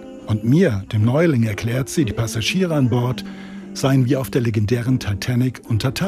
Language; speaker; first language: German; native; German